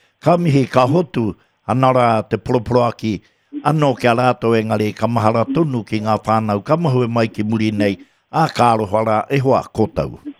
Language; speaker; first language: Māori; native; Māori